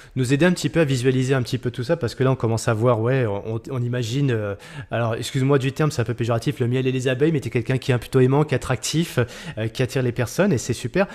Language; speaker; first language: French; native; French